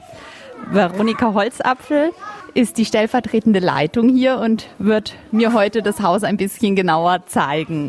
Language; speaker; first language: German; native; German